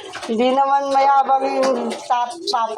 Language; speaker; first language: Filipino; native; Filipino